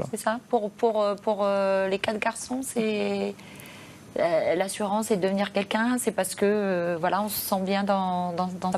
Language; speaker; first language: French; native; French